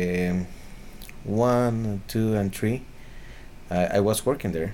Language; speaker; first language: English; non-native, fluent; Spanish